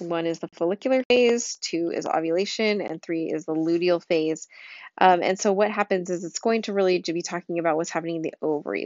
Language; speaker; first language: English; native; English